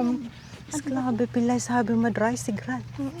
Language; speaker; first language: German; non-native, learner; Filipino